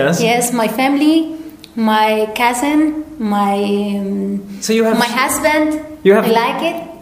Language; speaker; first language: English; non-native, learner; Persian